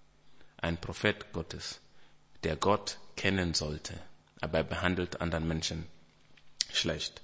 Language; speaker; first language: German; non-native, fluent; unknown